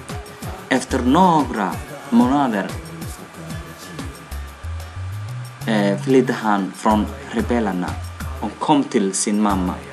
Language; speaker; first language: Swedish; non-native, learner; Somali